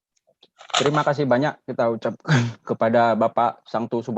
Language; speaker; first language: Indonesian; native; Indonesian